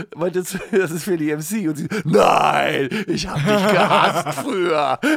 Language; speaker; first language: German; native; German